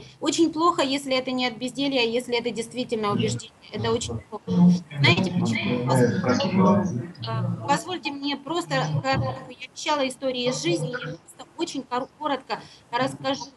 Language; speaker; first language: Russian; native; Russian